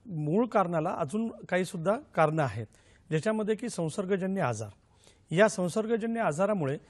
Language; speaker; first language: Marathi; native; Marathi